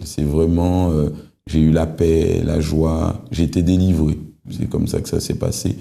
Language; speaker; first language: French; native; French